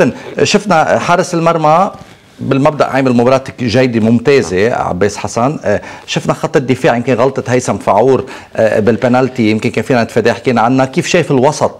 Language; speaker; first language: Arabic; native; Arabic